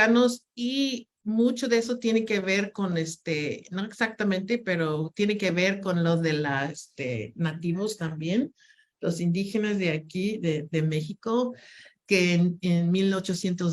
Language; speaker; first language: Spanish; non-native, fluent; English